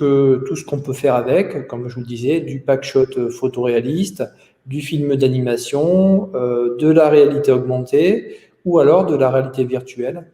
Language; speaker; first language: French; native; French